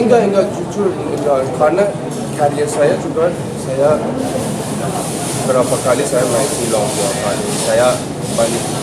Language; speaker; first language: Indonesian; non-native, learner; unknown